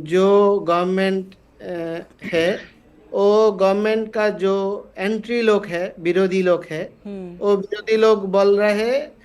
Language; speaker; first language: Hindi; non-native, learner; Bangla